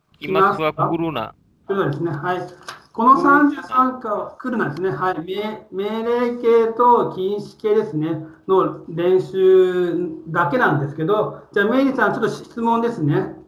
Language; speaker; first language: Japanese; non-native, fluent; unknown